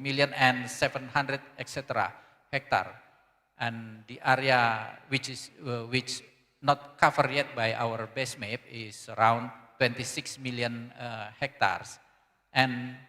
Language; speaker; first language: English; non-native, learner; Indonesian